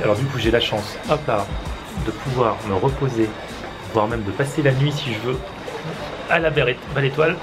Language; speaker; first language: French; native; French